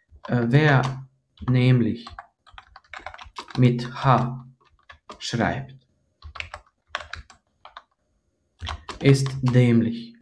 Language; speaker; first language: German; non-native, fluent; Croatian